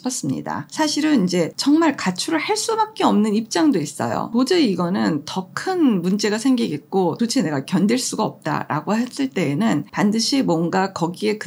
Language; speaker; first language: Korean; native; Korean